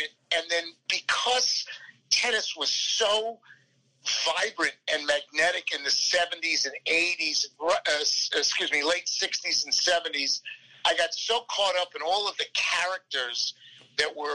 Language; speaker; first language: English; native; English